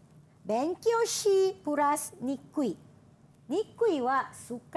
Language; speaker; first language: Japanese; non-native, fluent; Malay